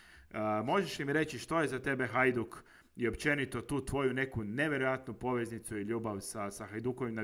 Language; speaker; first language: Croatian; native; Croatian